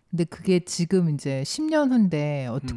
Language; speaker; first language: Korean; native; Korean